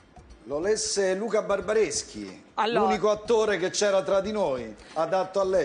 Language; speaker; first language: Italian; native; Italian